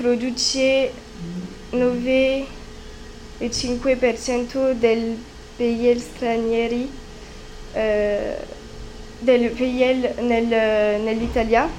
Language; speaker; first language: Italian; non-native, learner; French